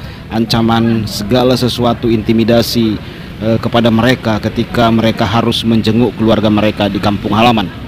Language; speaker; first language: Indonesian; native; Indonesian